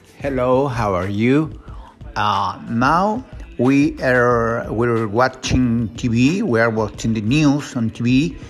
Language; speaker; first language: English; non-native, learner; Spanish